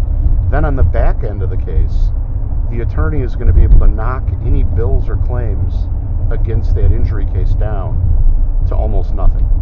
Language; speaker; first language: English; native; English